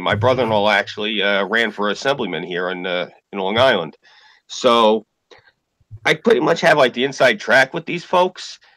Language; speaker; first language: English; native; English